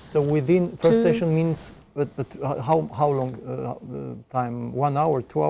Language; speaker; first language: English; non-native, fluent; Romanian